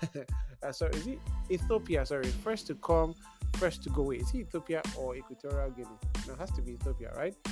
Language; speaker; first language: English; non-native, local second language; Yoruba